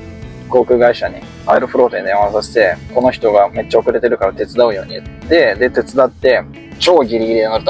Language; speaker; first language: Japanese; native; Japanese